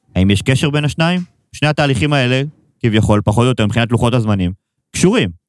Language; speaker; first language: Hebrew; native; Hebrew